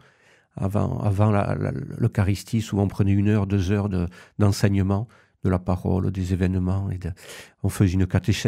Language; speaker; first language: French; native; French